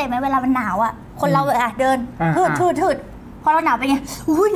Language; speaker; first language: Thai; early bilingual, other home language; Korean